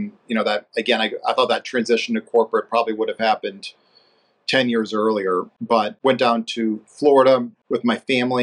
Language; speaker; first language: English; native; English